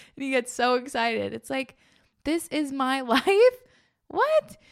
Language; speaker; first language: English; native; English